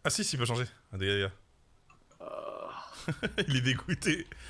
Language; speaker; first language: French; native; French